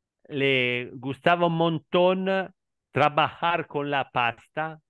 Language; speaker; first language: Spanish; non-native, learner; Italian